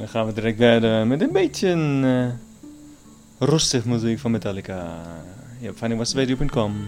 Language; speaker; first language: Dutch; non-native, learner; German